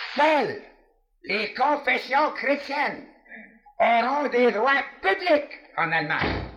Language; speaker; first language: French; native; French